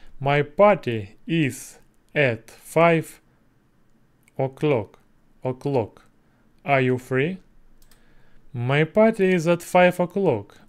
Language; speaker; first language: English; non-native, learner; Russian